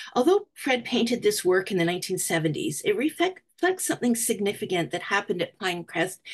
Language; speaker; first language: English; native; English